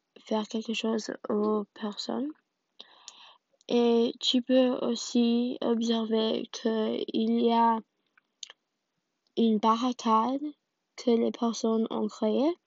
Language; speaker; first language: French; non-native, learner; English